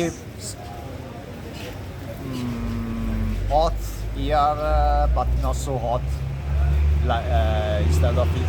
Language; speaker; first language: English; non-native, learner; Italian